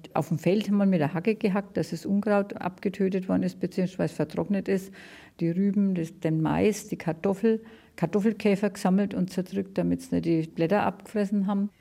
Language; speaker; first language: German; native; German